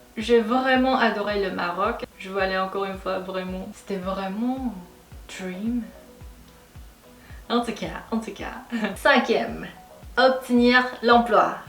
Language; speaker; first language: French; non-native, fluent; Korean